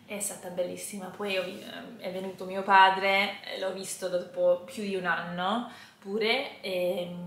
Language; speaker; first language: Italian; non-native, fluent; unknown